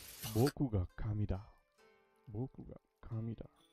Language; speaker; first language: Japanese; non-native, learner; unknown